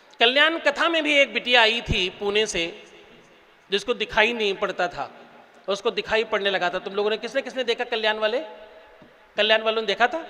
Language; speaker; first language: Hindi; native; Hindi